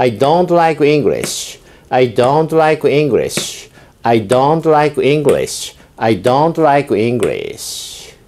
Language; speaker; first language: English; non-native, fluent; Japanese